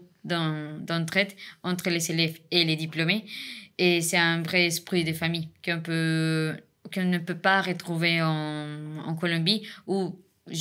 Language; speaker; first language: French; non-native, fluent; Spanish